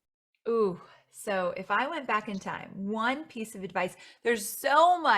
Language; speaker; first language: English; native; English